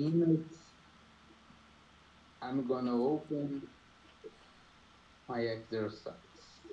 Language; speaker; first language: English; non-native, learner; Portuguese